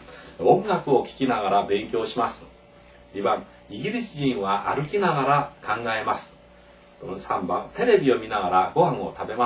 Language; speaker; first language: Japanese; non-native, fluent; Korean